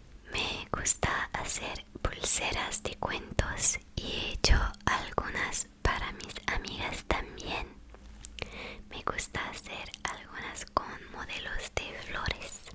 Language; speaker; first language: Spanish; non-native, fluent; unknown